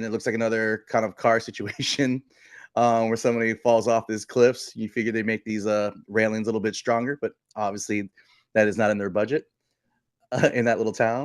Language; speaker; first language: English; native; English